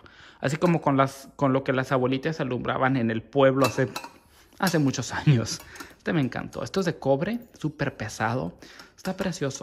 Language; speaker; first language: Spanish; native; Spanish